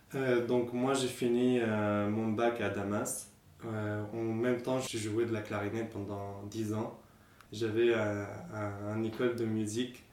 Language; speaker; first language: French; non-native, fluent; Arabic